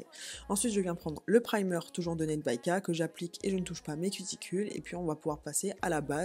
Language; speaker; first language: French; native; French